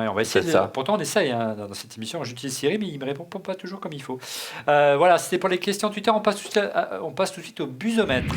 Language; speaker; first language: French; native; French